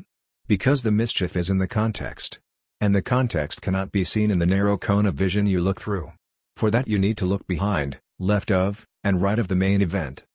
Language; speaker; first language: English; non-native, fluent; Hungarian